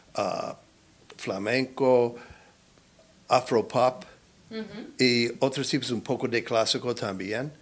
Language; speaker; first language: Spanish; non-native, learner; English